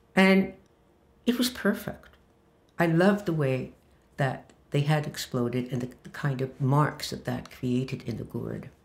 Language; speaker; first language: English; early bilingual, other home language; Hebrew